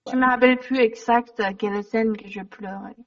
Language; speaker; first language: French; non-native, learner; Chinese